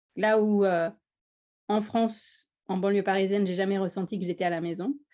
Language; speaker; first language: French; native; French